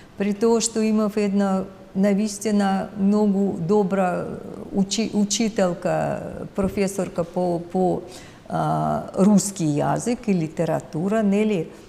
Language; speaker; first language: Macedonian; non-native, fluent; Russian